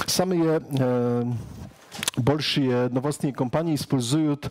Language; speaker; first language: Russian; non-native, learner; Polish